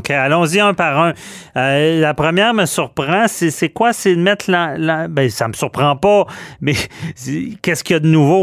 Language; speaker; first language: French; native; French